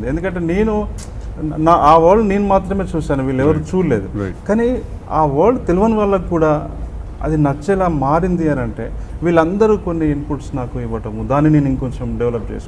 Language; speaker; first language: Telugu; native; Telugu